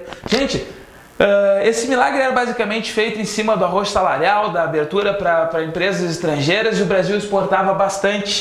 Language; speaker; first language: Portuguese; native; Portuguese